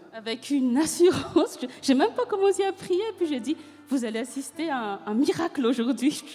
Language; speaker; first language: French; non-native, local second language; Malagasy